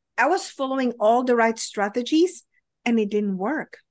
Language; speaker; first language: English; non-native, fluent; Czech